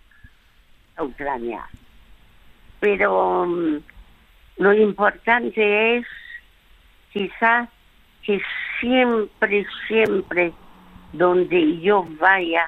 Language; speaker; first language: Spanish; early bilingual, other home language; French